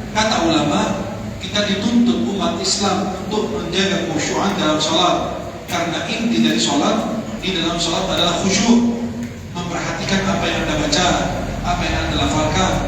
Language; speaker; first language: Indonesian; non-native, fluent; Arabic